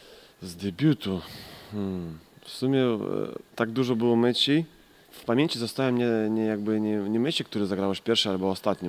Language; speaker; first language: Polish; non-native, fluent; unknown